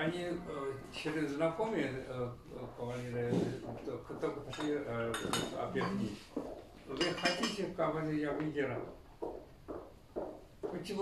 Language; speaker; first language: Russian; non-native, learner; Chinese